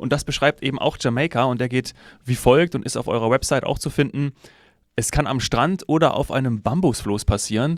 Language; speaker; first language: German; native; German